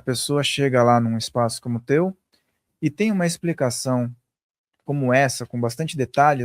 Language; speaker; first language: Portuguese; native; Portuguese